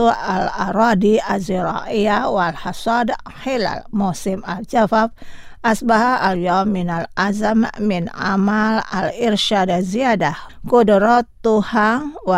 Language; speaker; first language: Arabic; non-native, fluent; Indonesian